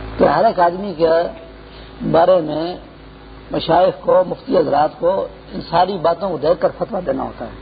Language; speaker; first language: Urdu; non-native, local second language; Pashto